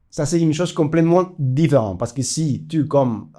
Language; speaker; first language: French; non-native, fluent; Spanish